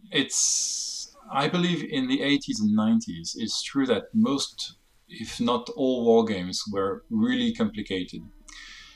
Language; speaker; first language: English; non-native, fluent; French